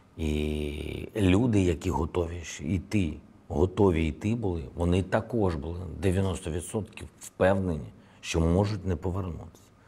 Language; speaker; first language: Ukrainian; non-native, local second language; Russian